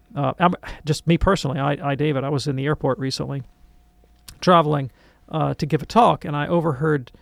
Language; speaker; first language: English; native; English